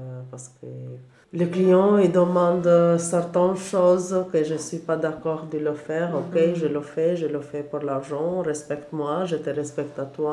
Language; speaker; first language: French; non-native, learner; Albanian